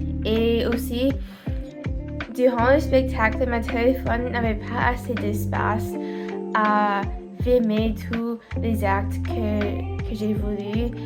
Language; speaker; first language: French; non-native, learner; English